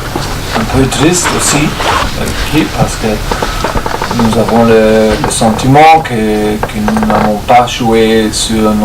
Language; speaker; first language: French; non-native, fluent; German